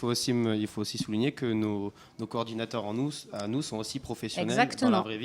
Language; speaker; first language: French; native; French